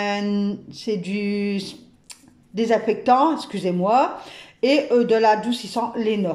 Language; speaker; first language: French; native; French